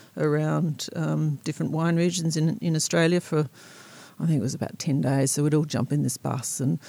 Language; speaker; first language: English; native; English